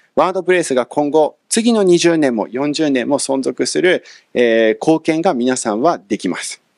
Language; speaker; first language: Japanese; early bilingual, other home language; English